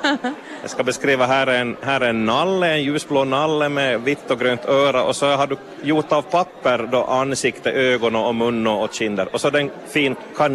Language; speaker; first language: Swedish; native; Swedish